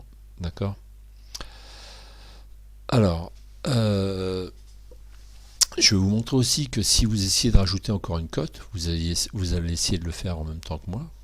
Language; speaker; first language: French; native; French